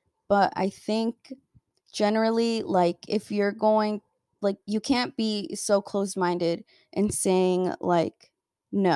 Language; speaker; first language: English; early bilingual, other home language; Spanish